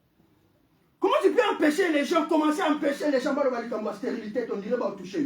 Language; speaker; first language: French; non-native, local second language; Lingala